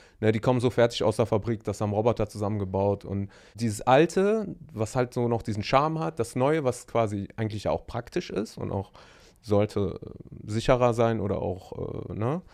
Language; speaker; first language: German; native; German